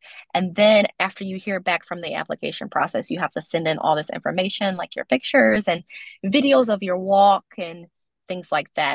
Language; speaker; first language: English; native; English